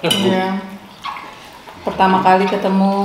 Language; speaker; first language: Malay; non-native, local second language; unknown